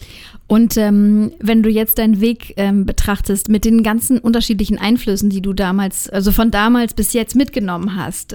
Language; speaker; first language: German; native; German